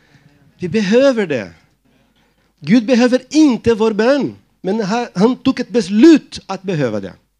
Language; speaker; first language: Swedish; non-native, fluent; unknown